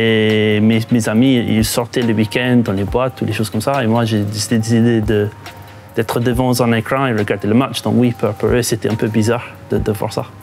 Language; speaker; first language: French; non-native, fluent; English